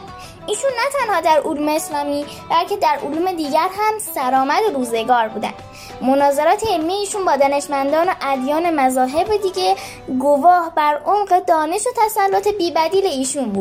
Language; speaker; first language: Persian; native; Persian